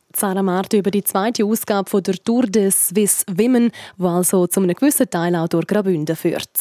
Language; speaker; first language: German; native; German